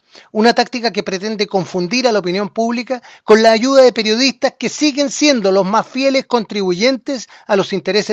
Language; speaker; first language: Spanish; native; Spanish